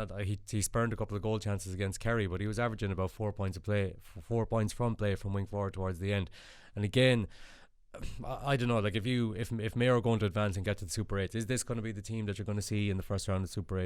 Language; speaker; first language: English; native; English